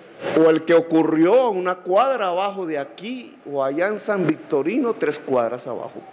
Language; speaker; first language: Spanish; native; Spanish